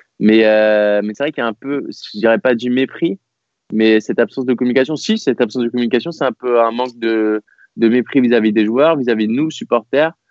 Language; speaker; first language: French; native; French